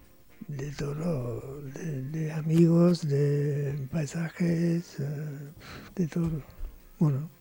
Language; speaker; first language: Spanish; non-native, learner; English